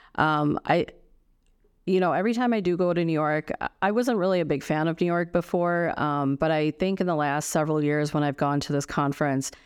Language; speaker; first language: English; native; English